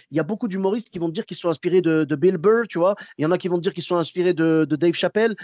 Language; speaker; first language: French; early bilingual, other home language; Arabic